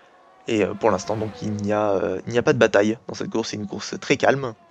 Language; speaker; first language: French; native; French